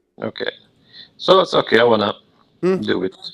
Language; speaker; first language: English; non-native, learner; Arabic